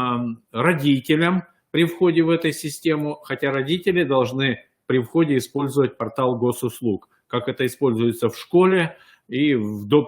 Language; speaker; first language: Russian; native; Russian